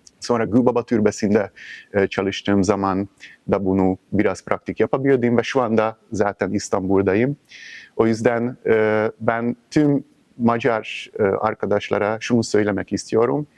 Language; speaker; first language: Turkish; non-native, fluent; Hungarian